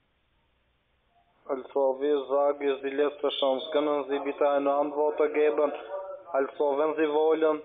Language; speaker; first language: German; non-native, learner; Albanian